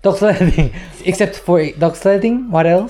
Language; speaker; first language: English; non-native, learner; Korean